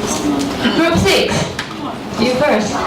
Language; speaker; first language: English; non-native, learner; Chinese